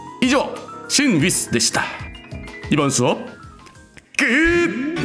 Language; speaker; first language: Japanese; non-native, local second language; Korean